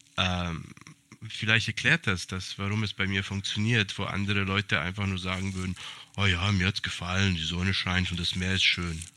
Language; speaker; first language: German; early bilingual, other home language; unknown